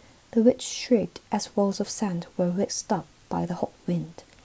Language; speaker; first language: English; non-native, fluent; Korean